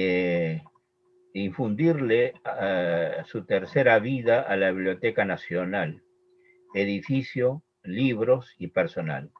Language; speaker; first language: Spanish; native; Spanish